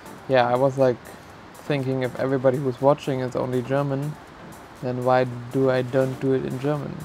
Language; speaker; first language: English; non-native, fluent; German